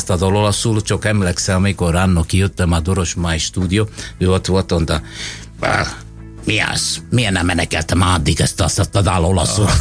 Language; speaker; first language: Hungarian; non-native, learner; Italian